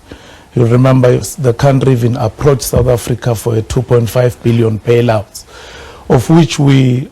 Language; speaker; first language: English; non-native, local second language; Swati